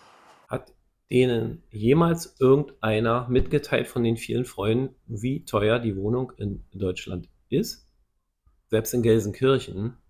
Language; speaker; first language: German; native; German